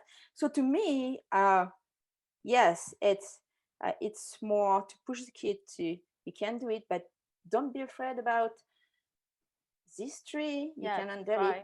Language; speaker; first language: English; non-native, fluent; French